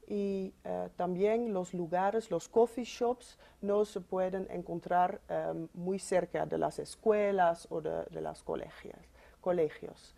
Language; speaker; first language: Spanish; non-native, fluent; Dutch